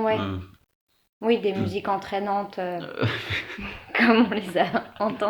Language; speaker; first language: French; native; French